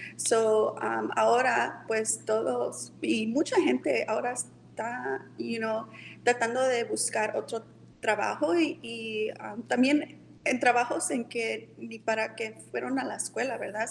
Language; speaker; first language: Spanish; early bilingual, heritage; Spanish